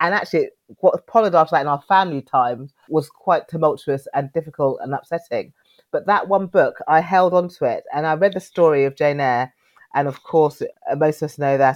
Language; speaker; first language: English; native; English